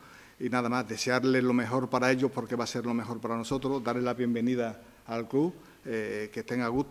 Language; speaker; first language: Spanish; native; Spanish